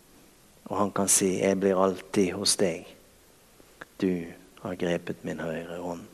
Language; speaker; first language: Norwegian; native; Norwegian